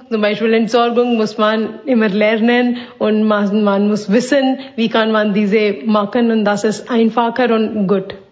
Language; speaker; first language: German; non-native, fluent; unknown